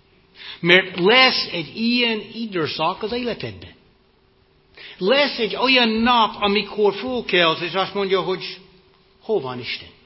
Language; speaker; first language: Hungarian; non-native, fluent; English